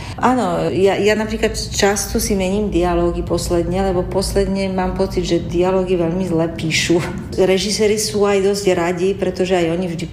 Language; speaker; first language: Slovak; native; Slovak